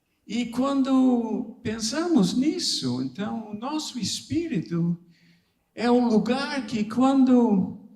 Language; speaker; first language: Portuguese; non-native, fluent; English